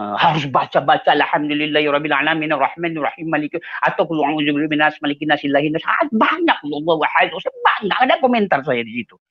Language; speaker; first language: Indonesian; non-native, local second language; Achinese